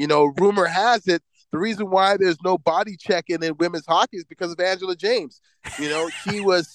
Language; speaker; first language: English; native; English